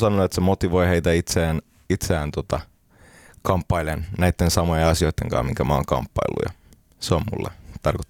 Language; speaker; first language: Finnish; early bilingual, heritage; Finnish